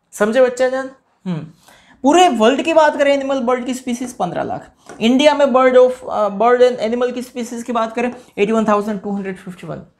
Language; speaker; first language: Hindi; non-native, local second language; Gujarati